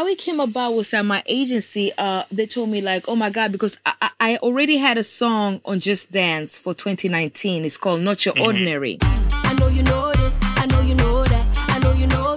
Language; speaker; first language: English; non-native, fluent; Kikuyu